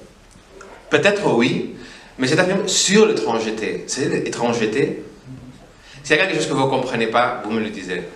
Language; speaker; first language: French; non-native, fluent; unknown